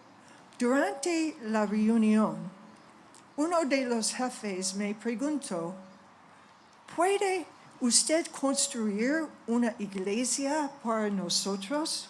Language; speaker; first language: Spanish; non-native, fluent; English